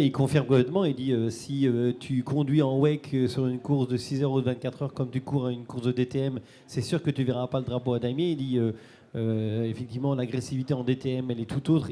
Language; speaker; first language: French; native; French